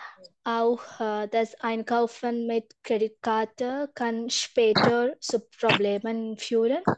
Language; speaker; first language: German; non-native, learner; Malayalam